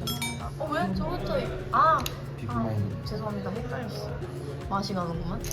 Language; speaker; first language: Korean; native; Korean